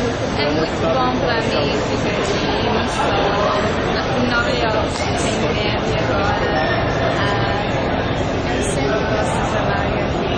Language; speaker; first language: Portuguese; non-native, learner; English